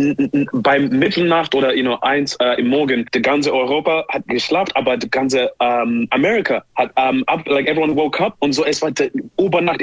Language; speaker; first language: German; non-native, learner; English